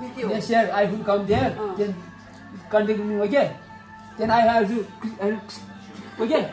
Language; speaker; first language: English; non-native, learner; Nepali